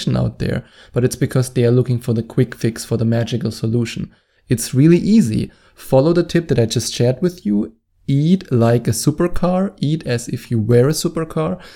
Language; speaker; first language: English; non-native, fluent; German